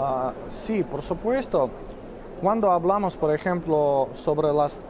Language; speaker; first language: Spanish; non-native, fluent; Russian